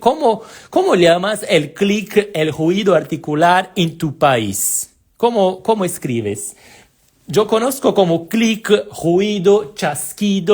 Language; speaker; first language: Spanish; non-native, fluent; Portuguese